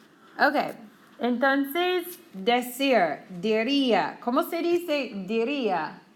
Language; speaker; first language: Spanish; non-native, fluent; English